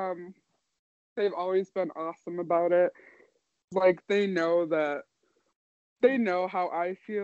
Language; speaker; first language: English; native; English